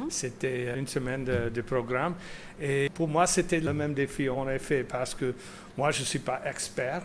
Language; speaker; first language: French; non-native, fluent; English